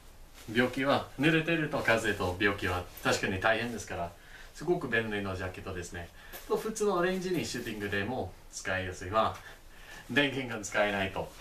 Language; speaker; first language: Japanese; non-native, fluent; English